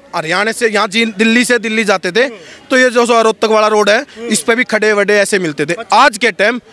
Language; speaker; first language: Hindi; native; Hindi